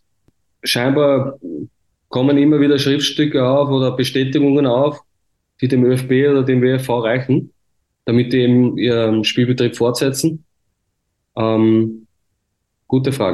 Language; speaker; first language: German; native; German